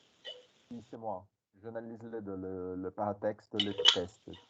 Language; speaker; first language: French; non-native, fluent; Portuguese